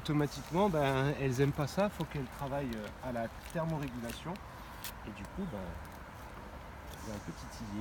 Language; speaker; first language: French; native; French